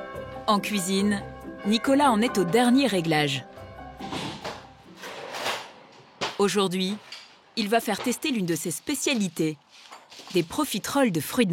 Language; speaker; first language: French; native; French